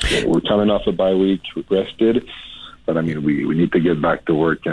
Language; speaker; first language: English; non-native, fluent; French